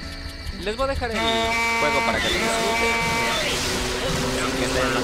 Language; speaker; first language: Spanish; native; Spanish